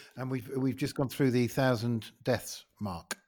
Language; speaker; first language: English; native; English